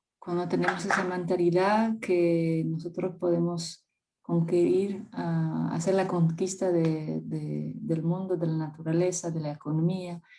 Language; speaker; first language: Spanish; non-native, fluent; French